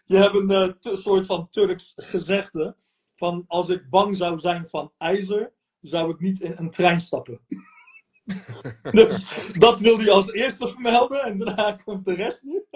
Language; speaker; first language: Dutch; early bilingual, other home language; Turkish